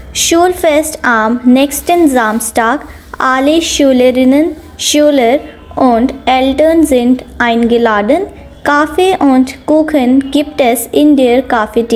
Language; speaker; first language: German; non-native, fluent; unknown